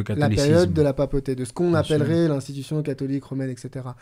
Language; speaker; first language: French; native; French